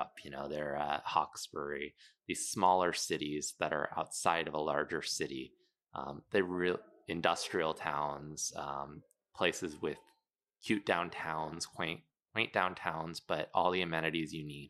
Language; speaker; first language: English; native; English